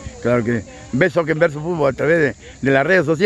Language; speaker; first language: Spanish; native; Spanish